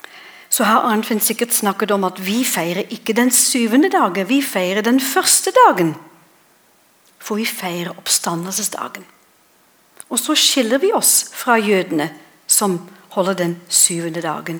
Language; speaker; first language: Norwegian; non-native, fluent; English